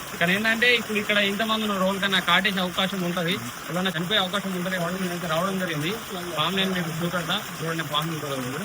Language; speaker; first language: Telugu; non-native, local second language; Urdu